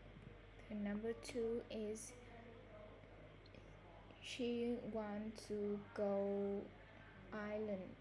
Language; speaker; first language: English; non-native, learner; Vietnamese